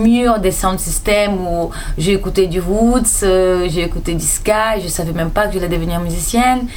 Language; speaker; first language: French; non-native, fluent; Portuguese